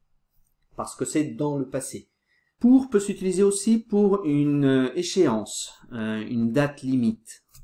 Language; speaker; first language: French; non-native, fluent; Portuguese